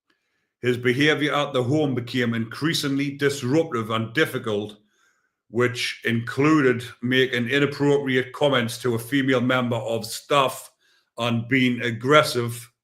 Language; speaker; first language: English; native; English